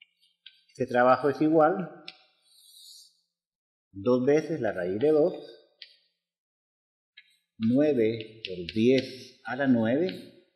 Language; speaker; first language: Spanish; native; Spanish